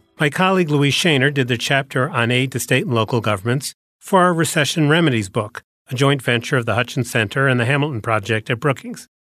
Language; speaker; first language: English; native; English